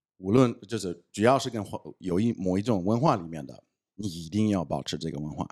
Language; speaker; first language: Chinese; non-native, fluent; English